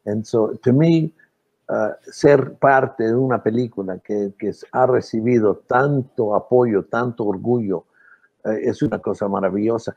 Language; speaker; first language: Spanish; early bilingual, heritage; Spanish